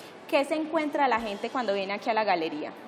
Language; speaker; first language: Spanish; native; Spanish